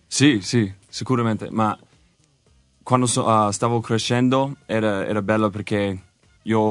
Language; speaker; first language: Italian; non-native, learner; English